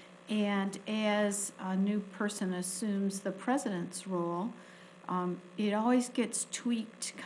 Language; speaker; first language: English; native; English